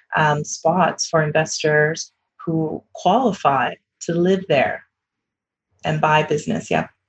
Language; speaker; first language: English; native; English